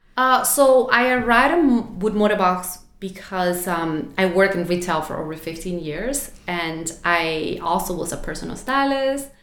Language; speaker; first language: English; non-native, fluent; Spanish